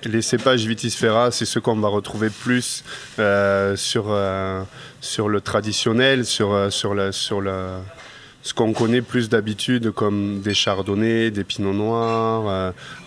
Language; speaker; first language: French; native; French